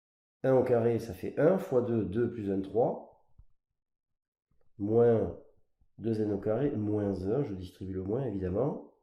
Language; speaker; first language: French; native; French